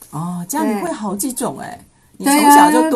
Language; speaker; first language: Chinese; native; Chinese